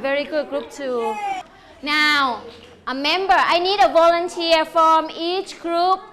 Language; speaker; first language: English; non-native, fluent; Thai